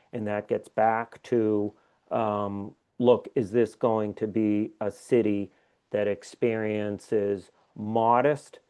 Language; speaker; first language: English; native; English